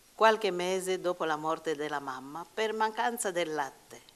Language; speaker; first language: Italian; non-native, fluent; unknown